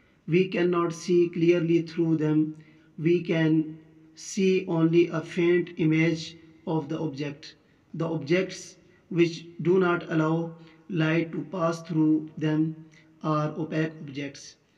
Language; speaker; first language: English; non-native, local second language; Urdu